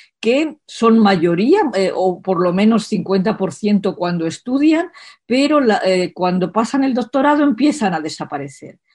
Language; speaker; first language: Spanish; native; Spanish